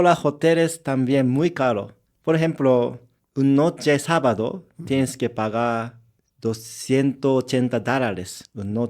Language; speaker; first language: Spanish; non-native, learner; Japanese